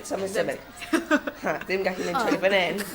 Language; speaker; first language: Welsh; non-native, local second language; English